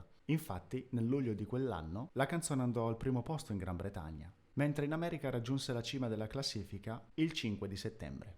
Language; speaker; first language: Italian; native; Italian